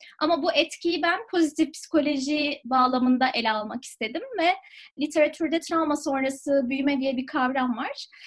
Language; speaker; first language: Turkish; native; Turkish